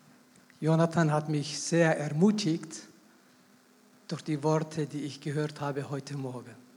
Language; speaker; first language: German; non-native, fluent; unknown